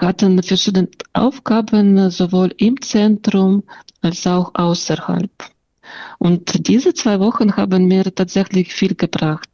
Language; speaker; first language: German; non-native, fluent; Russian